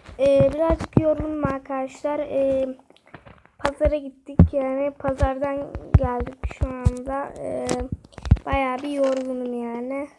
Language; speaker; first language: Turkish; native; Turkish